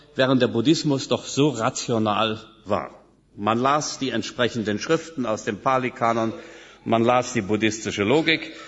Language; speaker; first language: German; native; German